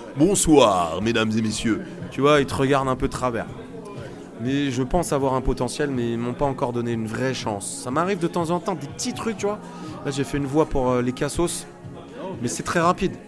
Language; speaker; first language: French; native; French